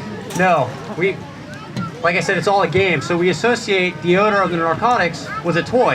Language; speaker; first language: English; native; English